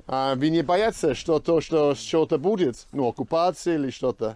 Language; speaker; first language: Russian; non-native, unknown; English